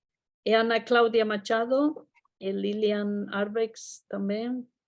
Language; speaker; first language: Portuguese; non-native, fluent; Spanish